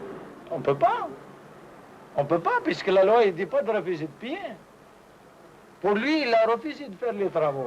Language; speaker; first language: French; native; French